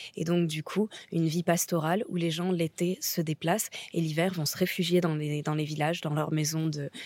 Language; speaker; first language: French; native; French